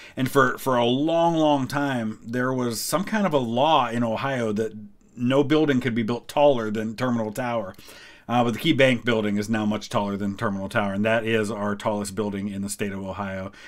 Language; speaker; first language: English; native; English